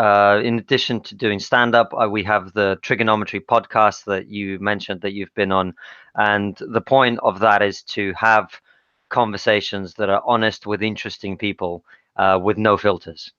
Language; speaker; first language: English; non-native, fluent; Russian